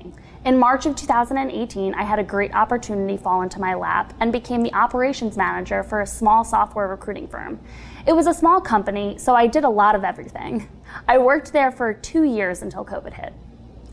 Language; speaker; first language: English; native; English